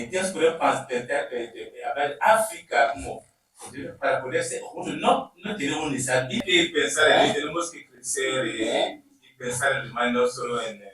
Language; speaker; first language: Spanish; non-native, learner; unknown